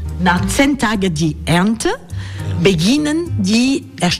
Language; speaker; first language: German; non-native, fluent; French